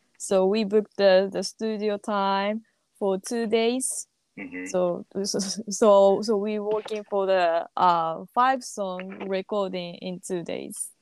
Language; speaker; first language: English; non-native, learner; Japanese